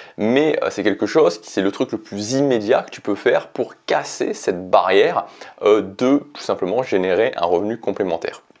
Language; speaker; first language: French; native; French